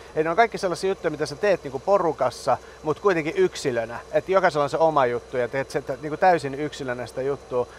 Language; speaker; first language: Finnish; early bilingual, other home language; Persian